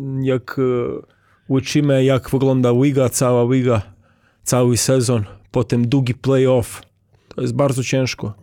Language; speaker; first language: Polish; non-native, learner; Croatian